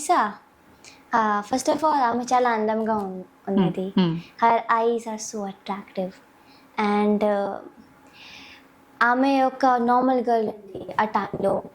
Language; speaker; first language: Telugu; non-native, local second language; Hindi